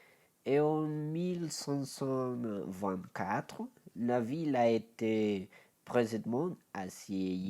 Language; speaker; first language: French; non-native, learner; Spanish